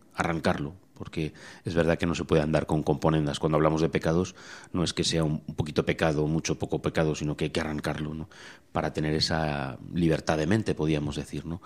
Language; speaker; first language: Spanish; native; Spanish